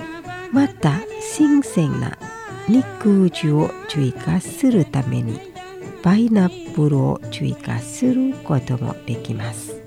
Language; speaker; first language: Japanese; non-native, fluent; Indonesian